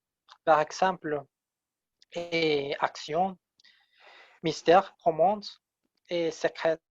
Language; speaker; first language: French; non-native, learner; Spanish